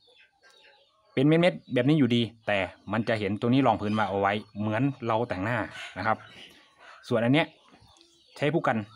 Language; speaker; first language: Thai; native; Thai